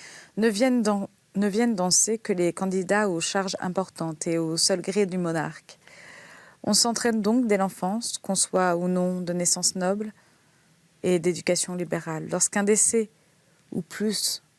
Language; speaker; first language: French; native; French